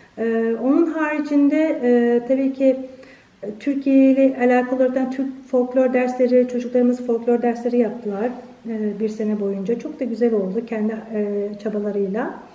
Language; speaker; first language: Turkish; early bilingual, heritage; Turkish